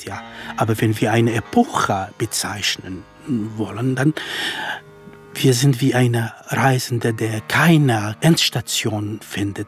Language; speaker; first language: German; non-native, fluent; Kurdish